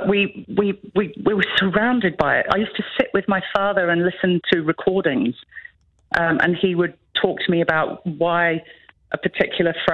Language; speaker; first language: English; native; English